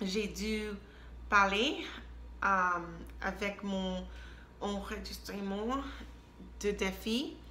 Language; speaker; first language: French; non-native, learner; English